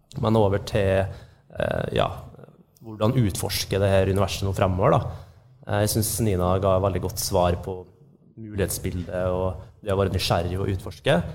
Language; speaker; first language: Norwegian; native; Norwegian